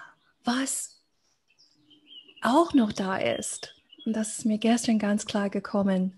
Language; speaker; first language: German; non-native, fluent; English